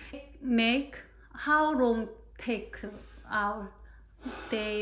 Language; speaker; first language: English; non-native, learner; Korean